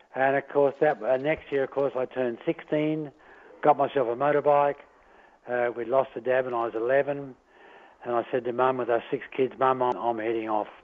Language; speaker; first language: English; native; English